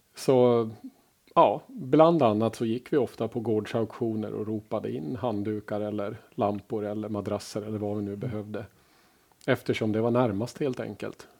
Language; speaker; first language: Swedish; native; Swedish